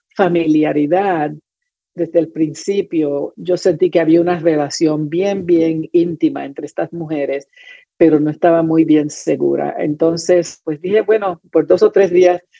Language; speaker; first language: Spanish; native; Spanish